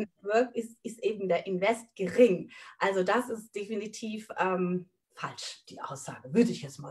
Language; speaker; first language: German; native; German